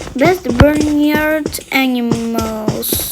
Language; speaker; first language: English; non-native, learner; Ukrainian